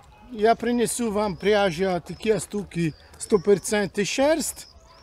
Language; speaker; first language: Russian; non-native, learner; Italian